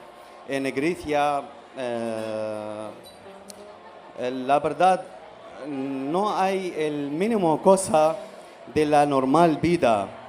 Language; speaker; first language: Spanish; non-native, learner; Arabic